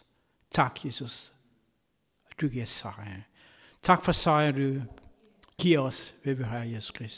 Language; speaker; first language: Danish; non-native, fluent; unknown